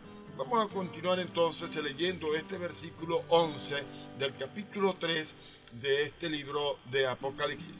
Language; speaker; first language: Spanish; native; Spanish